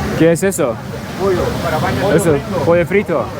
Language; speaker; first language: Spanish; non-native, learner; Turkish